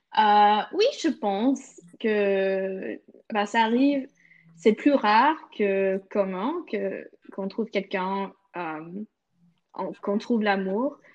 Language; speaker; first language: French; non-native, local second language; English